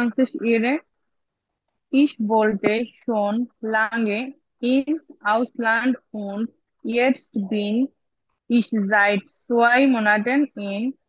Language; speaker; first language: German; non-native, learner; Bangla